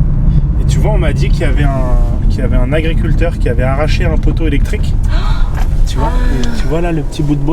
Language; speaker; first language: French; native; French